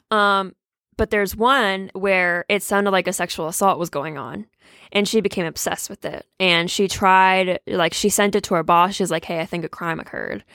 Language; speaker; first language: English; native; English